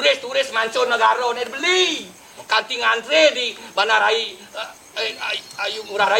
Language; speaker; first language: Indonesian; non-native, local second language; Balinese